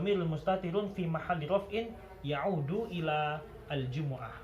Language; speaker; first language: Arabic; non-native, learner; Javanese